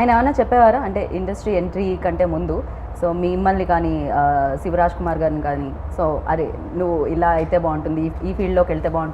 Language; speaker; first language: Telugu; native; Telugu